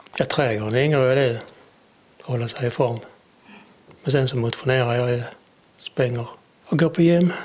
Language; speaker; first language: Swedish; native; Swedish